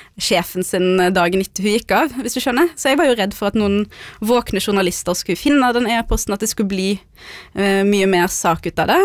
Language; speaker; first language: Norwegian; early bilingual, other home language; Arabic